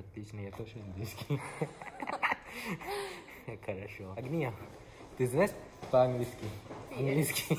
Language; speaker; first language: Russian; non-native, learner; Hindi